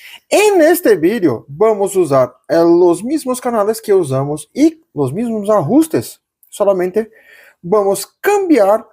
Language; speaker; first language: Spanish; non-native, local second language; Portuguese